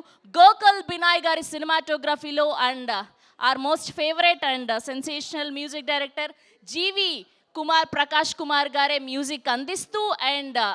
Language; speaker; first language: Telugu; native; Telugu